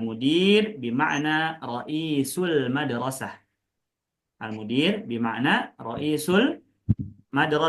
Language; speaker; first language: Arabic; non-native, fluent; Indonesian